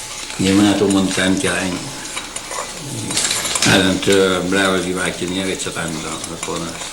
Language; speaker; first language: Catalan; native; Catalan